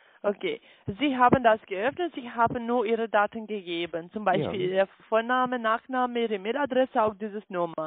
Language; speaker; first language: German; non-native, learner; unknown